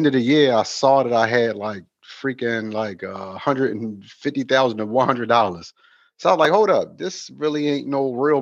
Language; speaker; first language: English; native; English